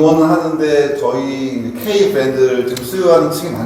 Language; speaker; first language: Korean; native; Korean